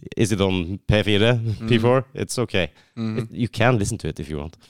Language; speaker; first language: English; non-native, fluent; Norwegian